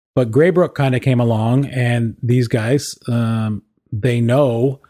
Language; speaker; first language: English; native; English